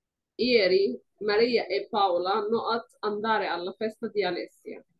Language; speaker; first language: Italian; non-native, fluent; Arabic